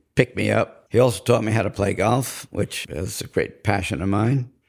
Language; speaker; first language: English; native; English